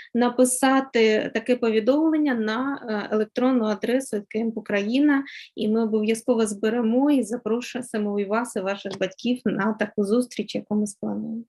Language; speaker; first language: Ukrainian; native; Ukrainian